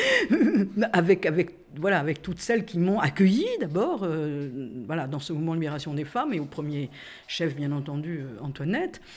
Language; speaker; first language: French; native; French